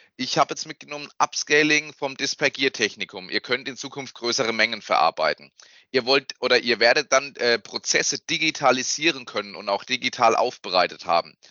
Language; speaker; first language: German; native; German